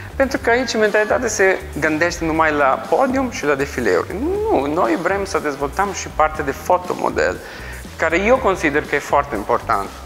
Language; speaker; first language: Romanian; non-native, fluent; Italian